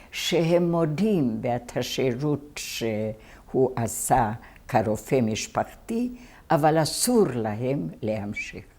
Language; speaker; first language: Hebrew; non-native, fluent; Hungarian